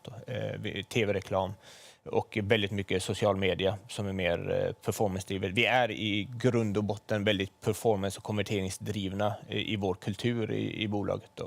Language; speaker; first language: Swedish; native; Swedish